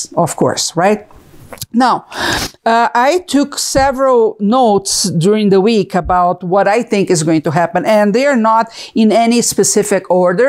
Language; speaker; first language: English; non-native, fluent; Portuguese